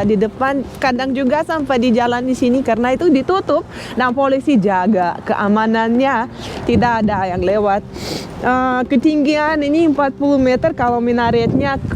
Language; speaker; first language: Indonesian; non-native, fluent; Russian